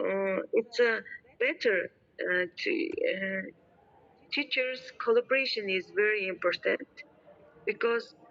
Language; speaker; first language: English; non-native, learner; Mongolian